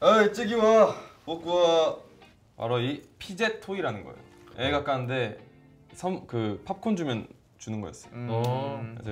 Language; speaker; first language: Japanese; non-native, learner; Korean